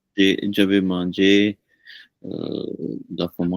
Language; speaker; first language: French; non-native, learner; Punjabi